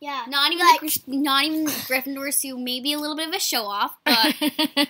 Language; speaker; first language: English; native; English